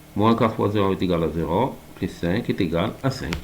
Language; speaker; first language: French; non-native, local second language; Arabic